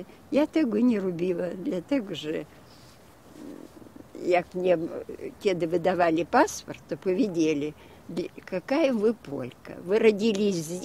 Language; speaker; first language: Polish; early bilingual, heritage; Polish